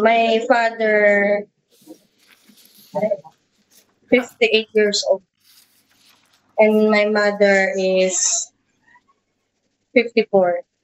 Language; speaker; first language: English; non-native, learner; Hiligaynon